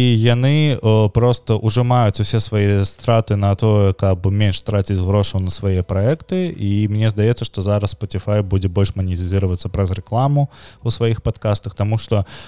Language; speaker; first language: Belarusian; non-native, local second language; Russian